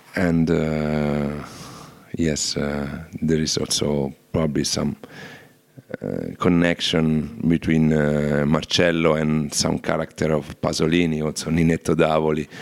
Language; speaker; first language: English; non-native, fluent; Italian